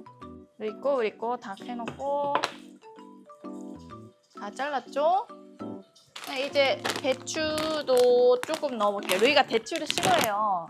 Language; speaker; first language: Korean; non-native, fluent; Japanese